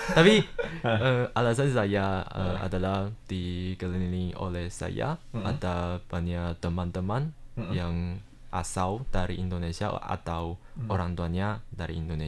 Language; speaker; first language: Indonesian; early bilingual, heritage; Indonesian